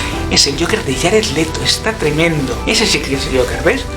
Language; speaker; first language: Spanish; native; Spanish